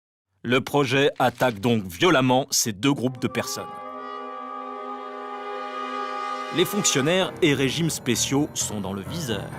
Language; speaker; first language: French; native; French